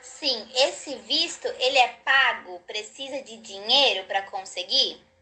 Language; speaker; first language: Portuguese; native; Portuguese